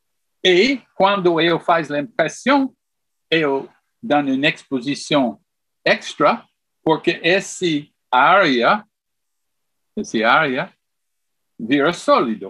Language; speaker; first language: Portuguese; non-native, fluent; English